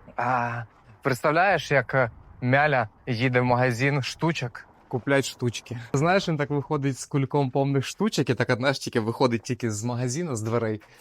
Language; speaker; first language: Ukrainian; non-native, local second language; Russian